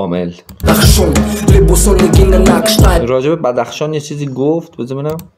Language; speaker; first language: Persian; native; Persian